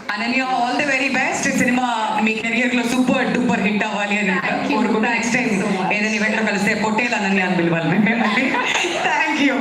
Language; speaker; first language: Telugu; native; Telugu